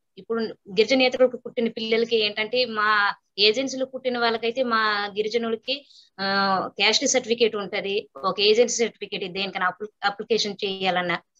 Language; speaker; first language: Telugu; non-native, local second language; Koya